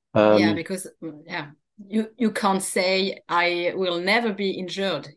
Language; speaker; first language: English; non-native, fluent; French